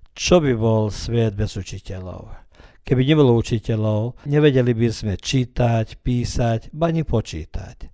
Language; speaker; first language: Slovak; early bilingual, heritage; Slovak